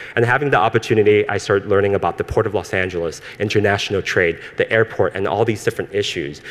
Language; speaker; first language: English; early bilingual, other home language; Cantonese